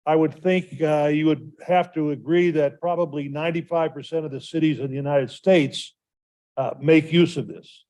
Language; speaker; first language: English; native; English